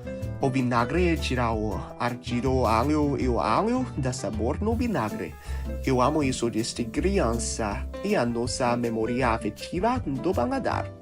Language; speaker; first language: Portuguese; non-native, learner; Chinese